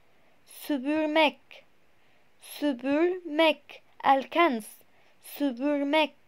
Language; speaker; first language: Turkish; non-native, fluent; Arabic